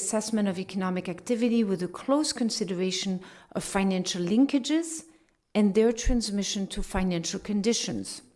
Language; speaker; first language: English; non-native, fluent; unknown